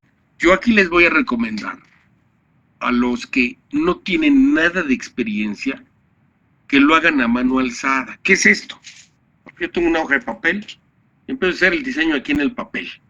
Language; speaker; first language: Spanish; native; Spanish